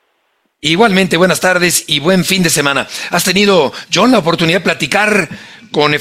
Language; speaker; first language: Spanish; native; Spanish